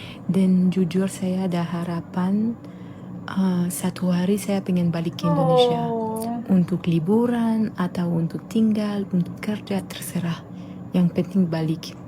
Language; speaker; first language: Indonesian; non-native, fluent; Maltese